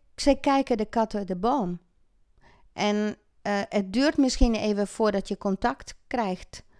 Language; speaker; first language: Dutch; non-native, fluent; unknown